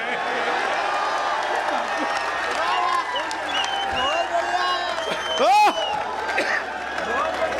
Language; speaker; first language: Hindi; native; Hindi